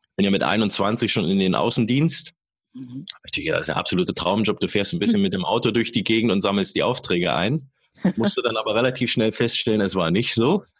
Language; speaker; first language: German; native; German